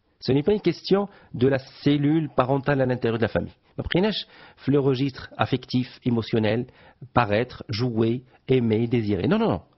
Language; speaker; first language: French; non-native, local second language; Arabic